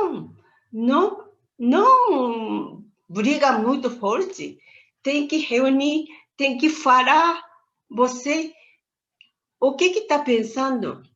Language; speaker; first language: Portuguese; non-native, learner; Japanese